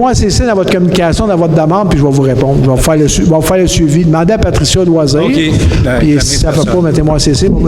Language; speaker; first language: French; native; French